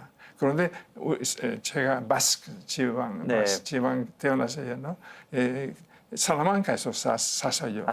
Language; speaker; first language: Korean; non-native, learner; Spanish